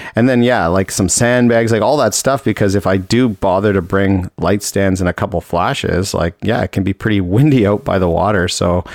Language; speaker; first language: English; native; English